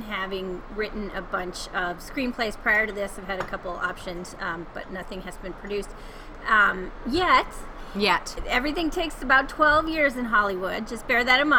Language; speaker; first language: English; native; English